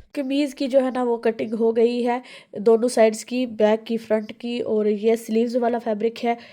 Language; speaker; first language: Urdu; non-native, local second language; Punjabi